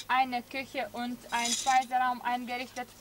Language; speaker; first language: German; non-native, fluent; Lithuanian